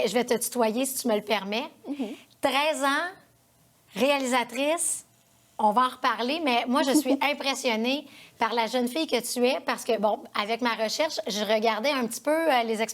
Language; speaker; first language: French; native; French